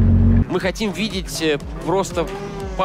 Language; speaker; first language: Russian; native; Russian